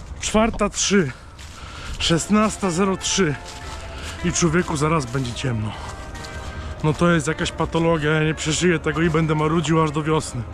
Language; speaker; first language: Polish; native; Polish